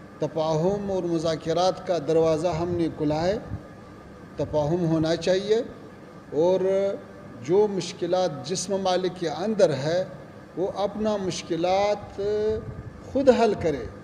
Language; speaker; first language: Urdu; non-native, fluent; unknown